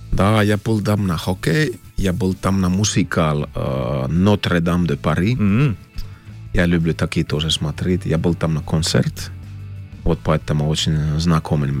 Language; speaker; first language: Russian; non-native, learner; Finnish